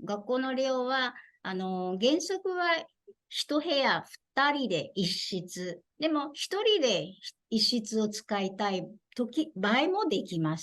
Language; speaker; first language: Japanese; non-native, fluent; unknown